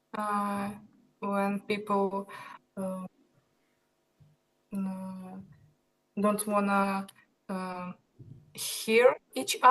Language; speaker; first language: English; non-native, learner; Russian